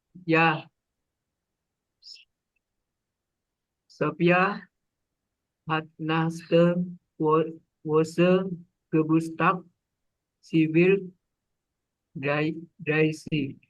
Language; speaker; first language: German; non-native, learner; Indonesian